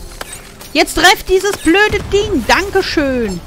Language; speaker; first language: German; native; German